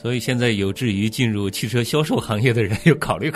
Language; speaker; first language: Chinese; native; Chinese